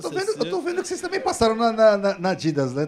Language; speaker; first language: Portuguese; native; Portuguese